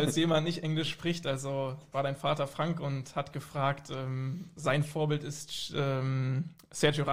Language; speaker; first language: German; native; German